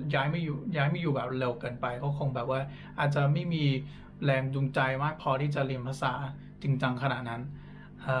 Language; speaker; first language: Thai; non-native, fluent; English